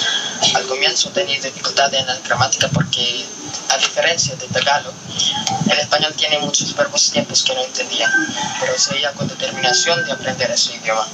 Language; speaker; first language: Spanish; non-native, learner; Filipino